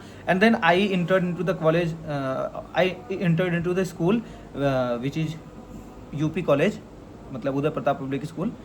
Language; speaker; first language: English; non-native, learner; Hindi